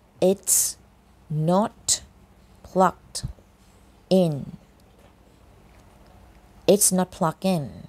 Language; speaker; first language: English; non-native, fluent; Thai